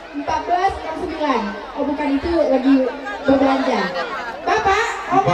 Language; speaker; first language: Malay; native; Malay